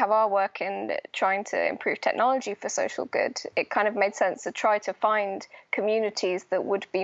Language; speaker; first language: English; native; English